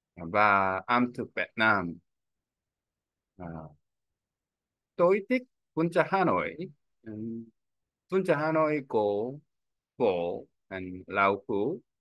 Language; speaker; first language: Vietnamese; non-native, learner; Korean